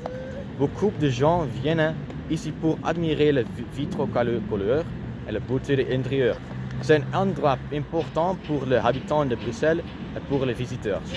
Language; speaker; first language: French; non-native, learner; Dutch